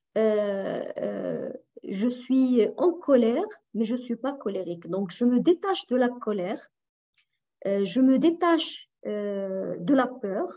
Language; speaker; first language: French; non-native, local second language; Arabic